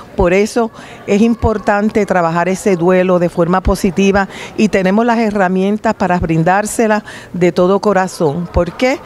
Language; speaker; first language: Spanish; native; Spanish